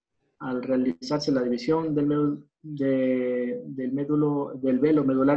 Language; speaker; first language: Spanish; native; Spanish